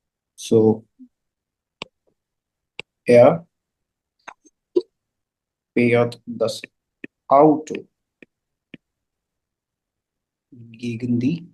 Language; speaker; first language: German; non-native, fluent; Hindi